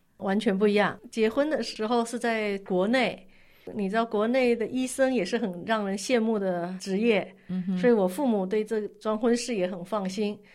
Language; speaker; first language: Chinese; non-native, local second language; Min Nan Chinese